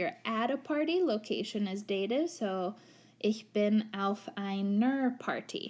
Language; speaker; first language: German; non-native, fluent; English